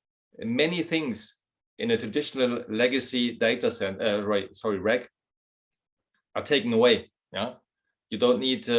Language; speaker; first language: English; non-native, fluent; German